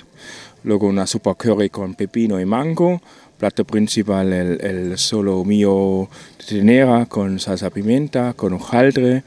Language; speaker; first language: Spanish; non-native, learner; German